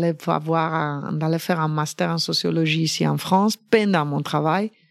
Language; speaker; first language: French; non-native, fluent; Greek